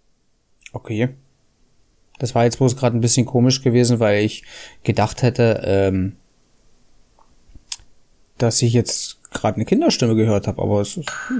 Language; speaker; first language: German; native; German